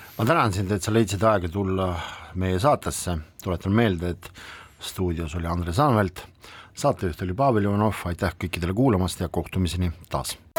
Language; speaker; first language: Estonian; non-native, local second language; Russian